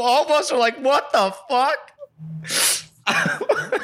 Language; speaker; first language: English; native; English